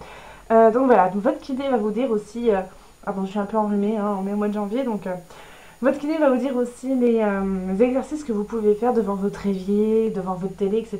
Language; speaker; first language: French; native; French